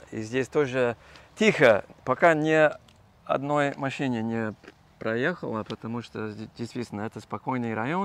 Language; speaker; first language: Russian; non-native, learner; English